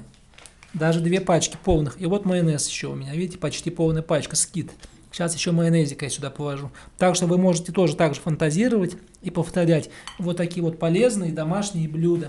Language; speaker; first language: Russian; native; Russian